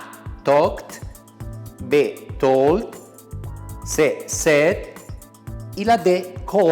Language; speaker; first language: English; non-native, fluent; Spanish